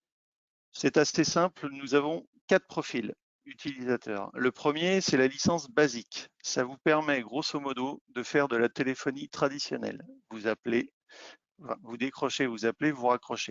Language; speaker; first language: French; native; French